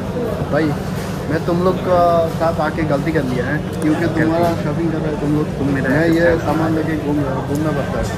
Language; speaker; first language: Hindi; non-native, learner; Bangla